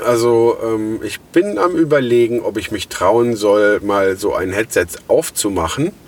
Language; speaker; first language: German; native; German